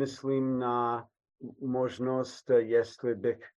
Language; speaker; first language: Czech; non-native, fluent; English